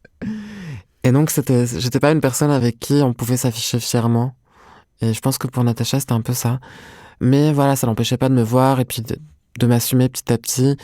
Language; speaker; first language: French; non-native, local second language; Arabic